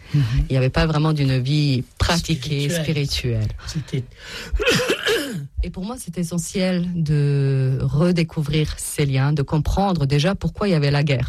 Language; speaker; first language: French; non-native, fluent; Serbian